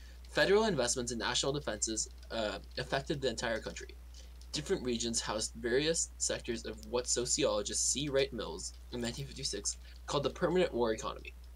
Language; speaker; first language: English; early bilingual, other home language; Russian